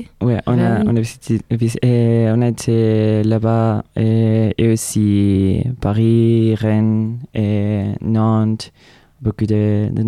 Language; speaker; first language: French; non-native, learner; Spanish